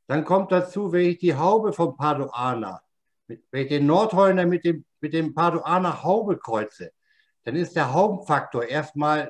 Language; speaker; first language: German; native; German